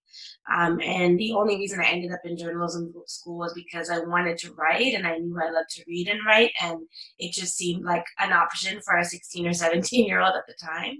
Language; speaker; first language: English; native; English